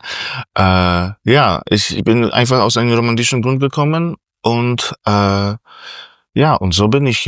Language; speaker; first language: German; non-native, fluent; Polish